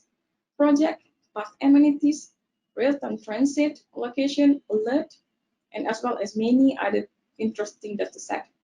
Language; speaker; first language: English; non-native, local second language; Malay